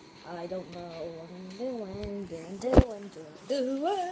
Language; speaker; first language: English; native; English